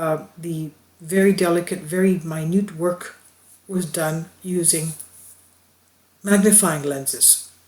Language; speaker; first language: English; non-native, fluent; Greek